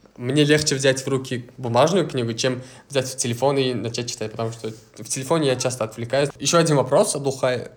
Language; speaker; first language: Russian; non-native, local second language; Uzbek